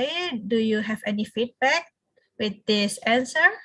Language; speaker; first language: English; non-native, fluent; Indonesian